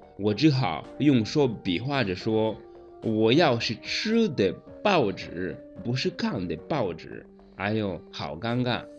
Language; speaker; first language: Chinese; non-native, fluent; Kinyarwanda